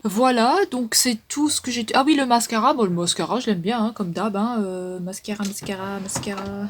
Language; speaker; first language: French; native; French